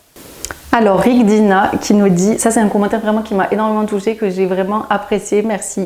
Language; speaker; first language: French; native; French